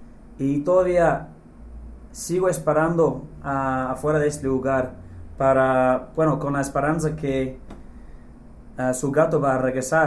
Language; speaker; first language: Spanish; non-native, fluent; English